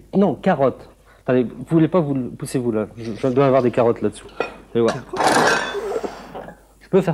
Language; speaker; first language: French; native; French